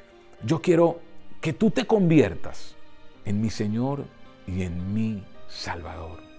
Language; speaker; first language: Spanish; native; Spanish